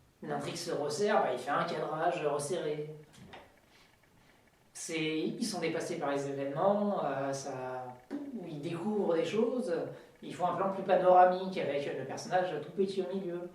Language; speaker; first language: French; native; French